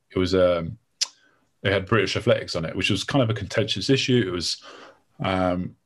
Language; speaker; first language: English; native; English